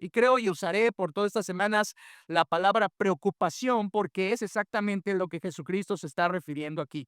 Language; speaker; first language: Spanish; native; Spanish